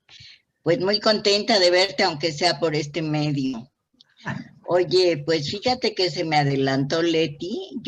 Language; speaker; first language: Spanish; native; Spanish